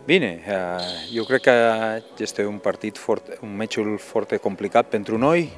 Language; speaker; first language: Romanian; non-native, learner; Spanish